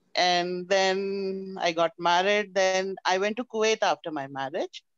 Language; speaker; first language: English; non-native, local second language; Hindi